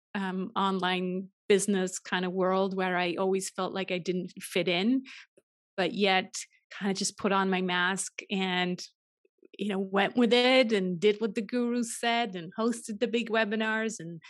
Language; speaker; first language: English; non-native, fluent; German